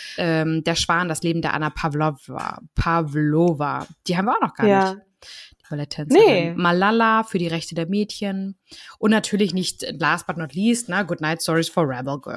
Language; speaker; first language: German; native; German